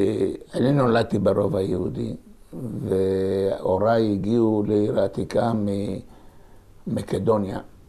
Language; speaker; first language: Hebrew; non-native, local second language; Ladino